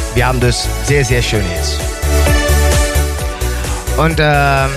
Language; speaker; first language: German; non-native, learner; Dutch